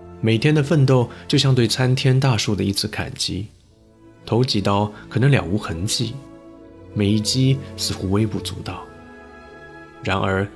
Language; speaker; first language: Chinese; native; Chinese